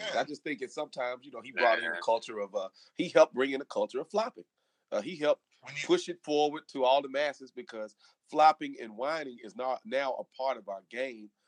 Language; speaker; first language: English; native; English